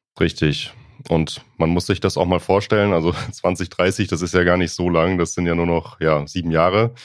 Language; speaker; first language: German; native; German